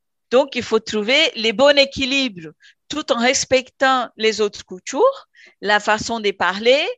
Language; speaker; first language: French; non-native, fluent; Portuguese